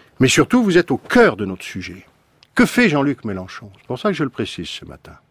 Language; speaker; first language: French; native; French